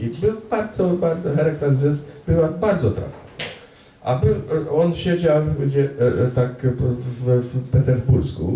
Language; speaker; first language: Polish; non-native, fluent; Hungarian